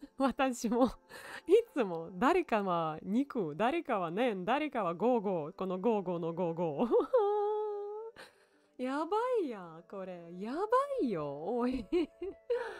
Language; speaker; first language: Japanese; non-native, learner; Russian